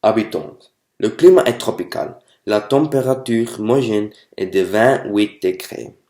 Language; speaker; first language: French; non-native, learner; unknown